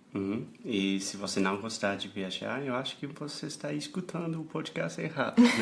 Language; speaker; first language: Portuguese; non-native, fluent; English